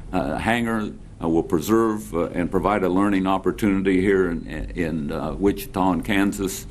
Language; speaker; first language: English; native; English